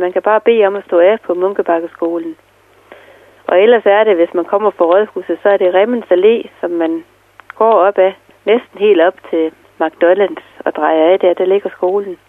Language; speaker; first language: Danish; native; Danish